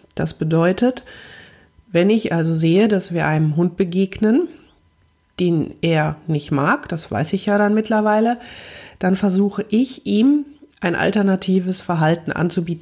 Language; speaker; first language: German; native; German